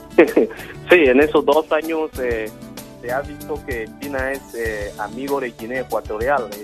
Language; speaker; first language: Spanish; non-native, local second language; Fang